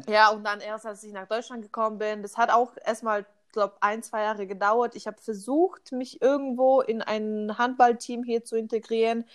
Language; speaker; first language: German; non-native, fluent; Polish